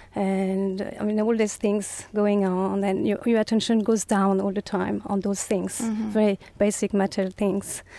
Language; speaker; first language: English; non-native, fluent; French